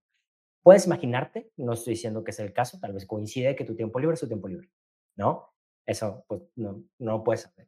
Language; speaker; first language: Spanish; native; Spanish